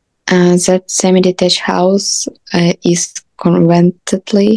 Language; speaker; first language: English; non-native, learner; Russian